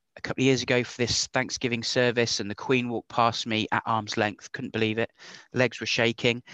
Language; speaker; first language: English; native; English